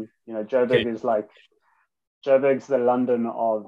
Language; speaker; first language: English; native; English